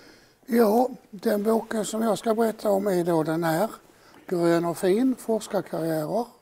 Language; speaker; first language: Swedish; native; Swedish